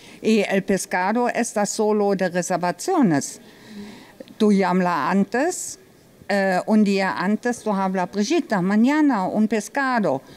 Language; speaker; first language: Spanish; non-native, learner; German